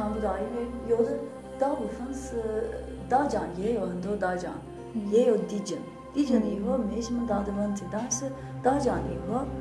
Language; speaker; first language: Chinese; non-native, fluent; Turkish